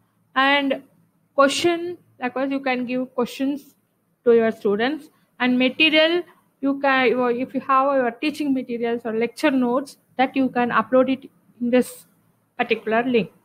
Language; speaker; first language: English; non-native, local second language; Tamil